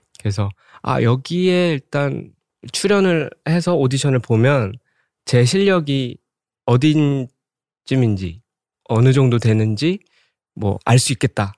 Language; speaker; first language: Korean; native; Korean